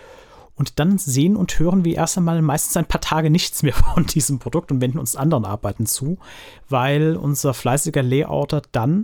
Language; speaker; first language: German; native; German